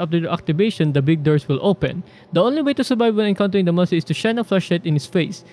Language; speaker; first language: English; non-native, local second language; Filipino